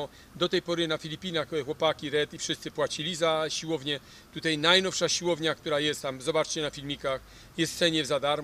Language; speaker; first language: Polish; native; Polish